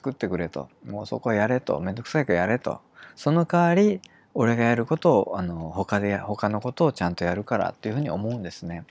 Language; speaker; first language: Japanese; native; Japanese